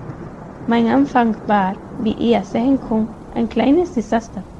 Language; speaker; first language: German; non-native, learner; Spanish